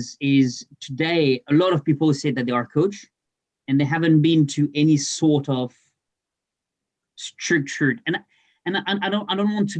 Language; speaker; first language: English; non-native, fluent; French